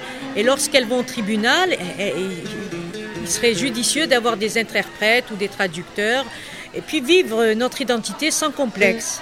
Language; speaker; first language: French; non-native, local second language; Kabyle